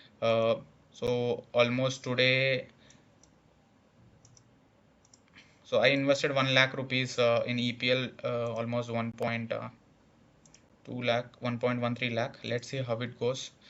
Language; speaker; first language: English; non-native, local second language; Telugu